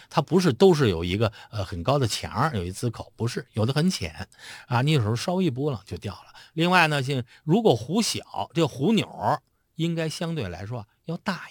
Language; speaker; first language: Chinese; native; Chinese